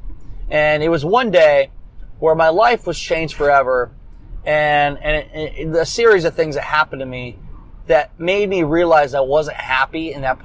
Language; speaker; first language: English; native; English